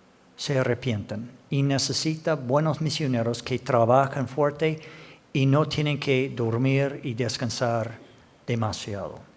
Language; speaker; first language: Spanish; non-native, fluent; English